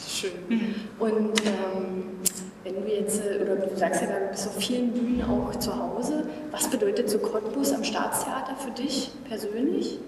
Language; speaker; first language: German; native; German